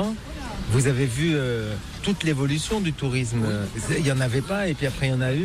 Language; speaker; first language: French; native; French